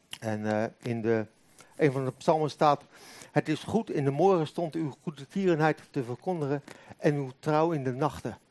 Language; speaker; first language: Dutch; native; Dutch